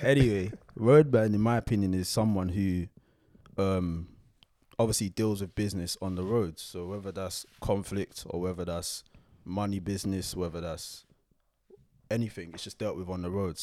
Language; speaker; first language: English; native; English